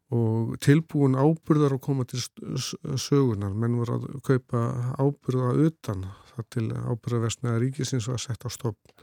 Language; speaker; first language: Icelandic; native; Icelandic